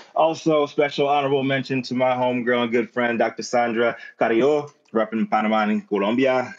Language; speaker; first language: English; native; English